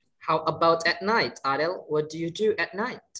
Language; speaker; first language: English; non-native, fluent; Indonesian